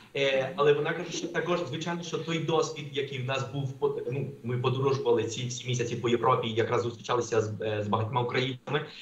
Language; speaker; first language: Ukrainian; non-native, fluent; Spanish